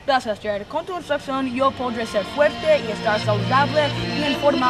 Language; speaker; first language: Spanish; non-native, learner; English